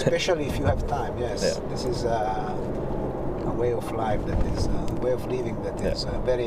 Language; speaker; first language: English; non-native, learner; Italian